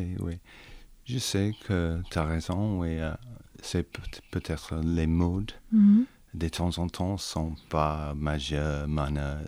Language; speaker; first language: French; non-native, learner; English